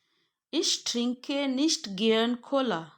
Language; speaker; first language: German; non-native, fluent; Urdu